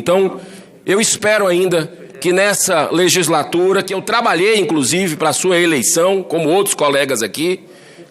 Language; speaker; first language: Portuguese; native; Portuguese